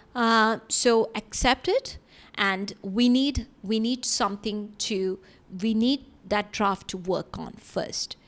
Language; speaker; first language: English; non-native, local second language; Malayalam